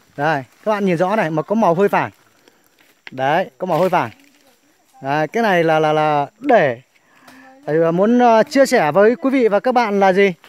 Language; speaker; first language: Vietnamese; non-native, local second language; Muong